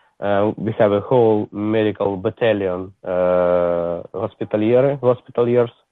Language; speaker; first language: English; non-native, learner; Ukrainian